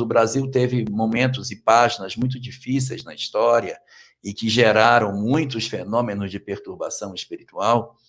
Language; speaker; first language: Portuguese; native; Portuguese